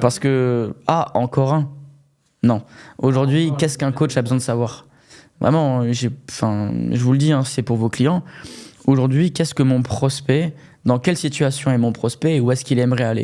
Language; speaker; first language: French; native; French